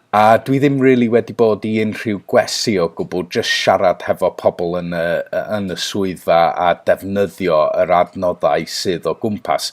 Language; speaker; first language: Welsh; non-native, local second language; English